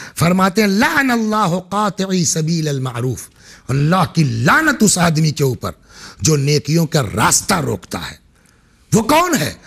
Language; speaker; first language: Hindi; native; Hindi